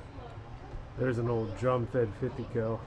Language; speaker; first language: English; native; English